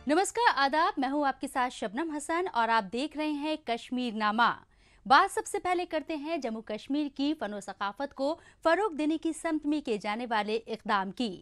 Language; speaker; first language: Hindi; non-native, local second language; Kashmiri